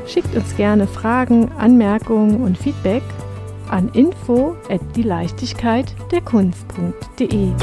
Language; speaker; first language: German; native; German